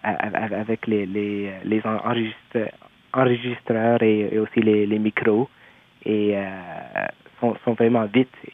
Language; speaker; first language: French; non-native, local second language; English